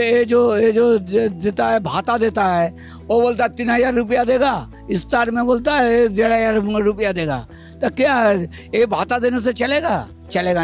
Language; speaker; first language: Hindi; non-native, local second language; Bangla